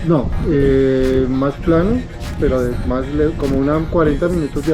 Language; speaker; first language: Spanish; native; Spanish